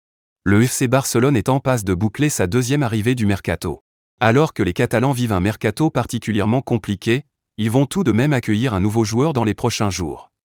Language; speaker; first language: French; native; French